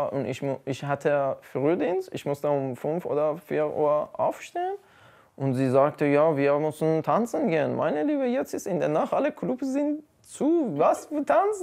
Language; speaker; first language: German; non-native, learner; Persian